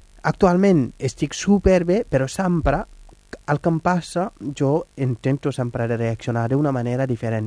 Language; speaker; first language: Catalan; non-native, fluent; Wolof